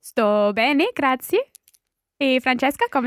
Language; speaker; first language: Italian; non-native, learner; English